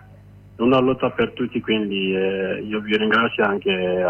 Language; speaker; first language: Italian; non-native, learner; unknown